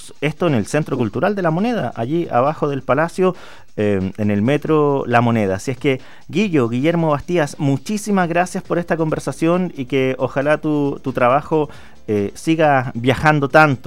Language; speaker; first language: Spanish; native; Spanish